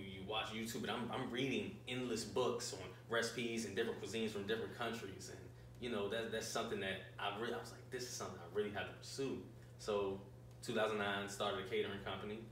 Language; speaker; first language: English; native; English